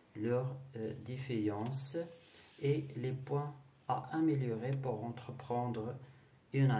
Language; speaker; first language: French; non-native, local second language; Arabic